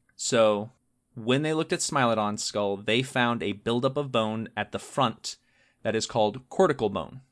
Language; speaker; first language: English; native; English